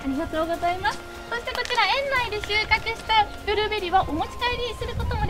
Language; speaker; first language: Japanese; native; Japanese